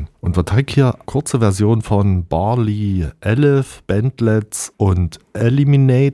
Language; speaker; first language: German; native; German